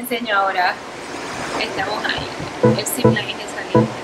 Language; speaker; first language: Spanish; native; Spanish